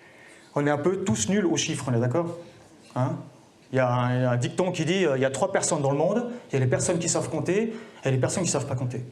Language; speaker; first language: French; native; French